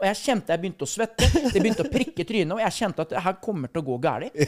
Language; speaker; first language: Norwegian; native; Norwegian